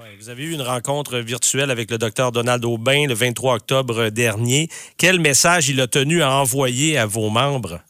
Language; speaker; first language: French; native; French